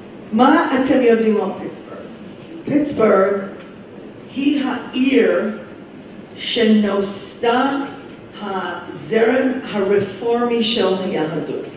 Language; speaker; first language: Hebrew; non-native, fluent; English